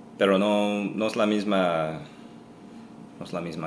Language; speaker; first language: Spanish; non-native, fluent; English